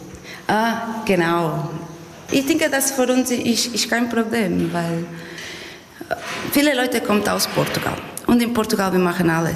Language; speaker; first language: German; non-native, learner; Portuguese